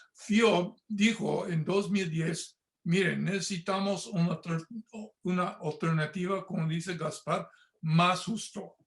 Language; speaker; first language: Spanish; non-native, fluent; English